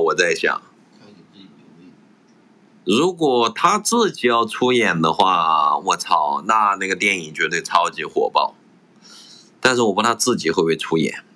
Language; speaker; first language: Chinese; native; Chinese